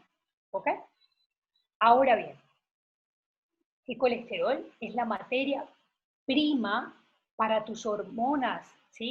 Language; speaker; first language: Spanish; native; Spanish